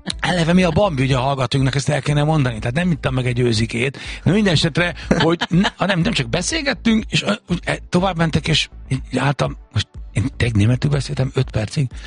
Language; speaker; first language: Hungarian; native; Hungarian